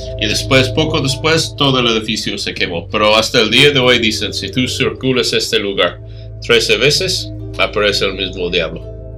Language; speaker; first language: Spanish; non-native, fluent; English